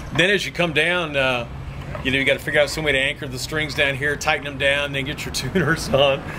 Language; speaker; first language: English; native; English